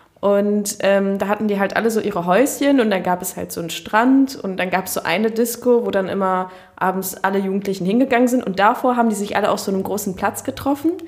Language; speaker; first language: German; early bilingual, other home language; Turkish